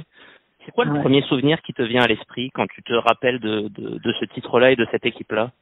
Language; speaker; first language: French; native; French